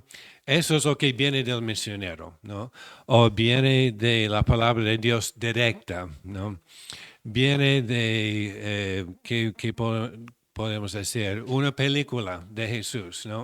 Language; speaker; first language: Spanish; non-native, fluent; English